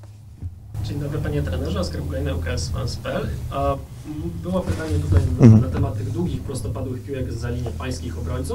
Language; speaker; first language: Polish; native; Polish